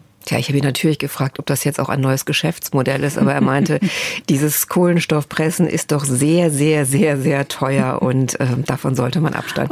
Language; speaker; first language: German; native; German